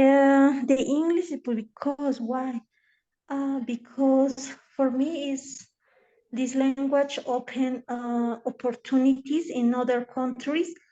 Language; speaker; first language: English; non-native, learner; Spanish